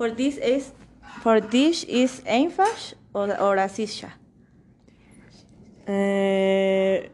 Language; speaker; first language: German; non-native, learner; Spanish